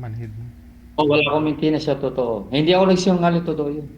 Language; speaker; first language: Filipino; non-native, local second language; Cebuano